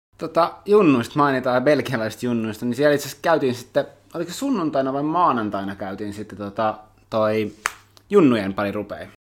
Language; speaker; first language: Finnish; native; Finnish